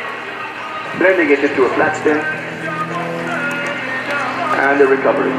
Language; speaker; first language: English; non-native, fluent; Arabic